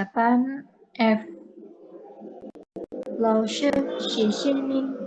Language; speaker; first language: Chinese; non-native, learner; Indonesian